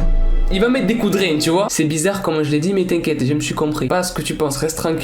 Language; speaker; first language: French; native; French